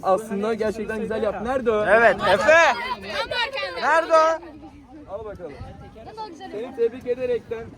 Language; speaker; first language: Turkish; native; Turkish